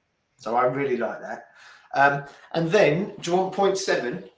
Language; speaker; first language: English; native; English